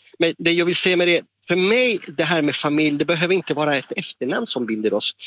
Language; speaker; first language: Swedish; non-native, fluent; Spanish